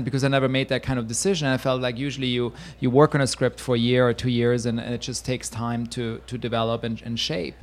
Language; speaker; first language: English; non-native, fluent; Swiss German